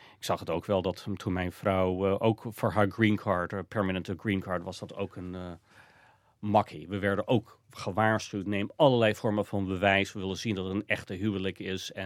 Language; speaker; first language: Dutch; non-native, fluent; English